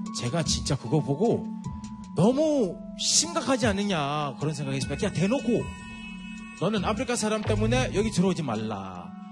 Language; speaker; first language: Korean; non-native, fluent; English